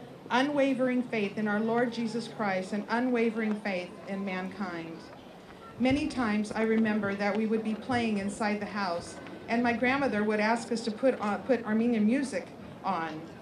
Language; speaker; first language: English; native; English